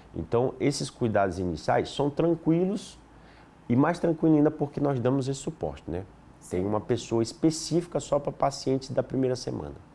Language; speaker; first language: Portuguese; native; Portuguese